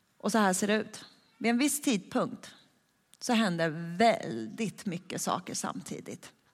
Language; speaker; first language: Swedish; early bilingual, other home language; Persian